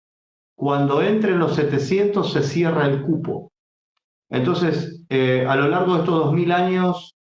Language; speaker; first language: Spanish; native; Spanish